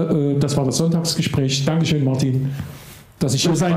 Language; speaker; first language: German; native; German